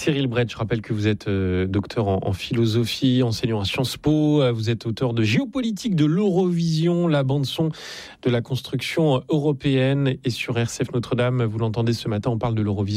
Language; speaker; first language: French; native; French